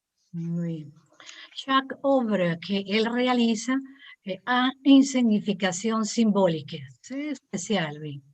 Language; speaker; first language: French; non-native, learner; Spanish